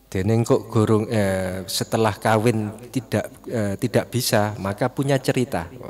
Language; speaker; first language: Indonesian; non-native, local second language; Javanese